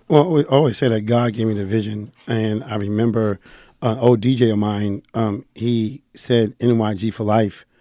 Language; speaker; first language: English; native; English